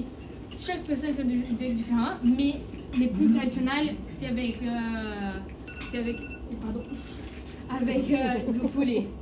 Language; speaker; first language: French; non-native, learner; Portuguese